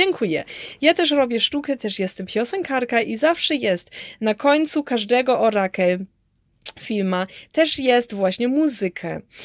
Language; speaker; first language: Polish; early bilingual, heritage; Polish